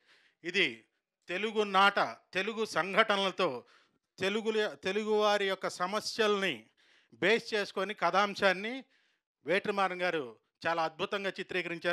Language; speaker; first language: Telugu; native; Telugu